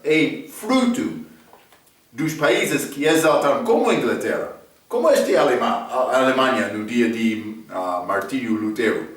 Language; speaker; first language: Portuguese; non-native, fluent; English